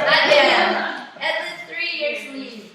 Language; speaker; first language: English; non-native, learner; Korean